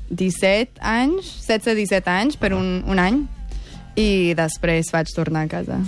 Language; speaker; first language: Catalan; non-native, fluent; English